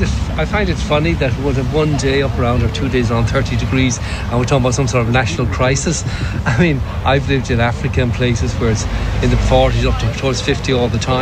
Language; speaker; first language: English; native; English